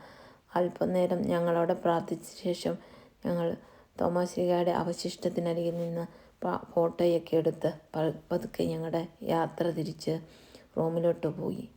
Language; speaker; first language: Malayalam; native; Malayalam